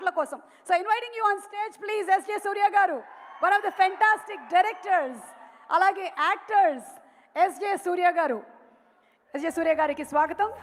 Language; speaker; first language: Telugu; native; Telugu